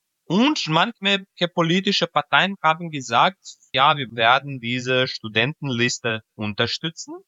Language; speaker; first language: German; non-native, fluent; Serbian